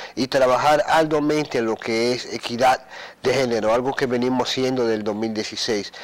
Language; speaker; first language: Spanish; early bilingual, heritage; Spanish